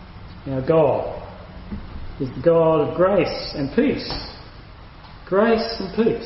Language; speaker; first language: English; native; English